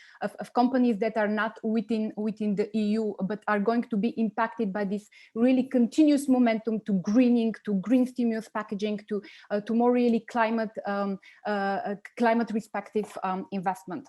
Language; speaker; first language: English; non-native, fluent; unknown